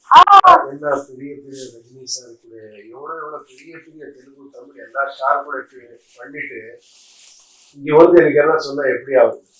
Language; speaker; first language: Tamil; non-native, learner; Kannada